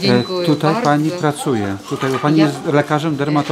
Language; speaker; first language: Ukrainian; non-native, learner; Polish